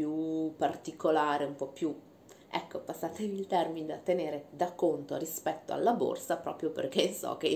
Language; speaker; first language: Italian; native; Italian